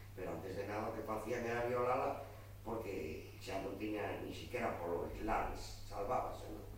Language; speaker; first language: Spanish; non-native, local second language; Galician